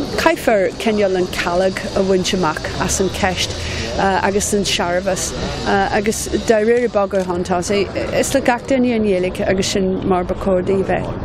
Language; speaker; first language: Irish; non-native, local second language; English